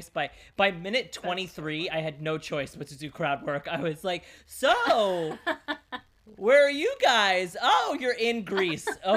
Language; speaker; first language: English; early bilingual, other home language; Greek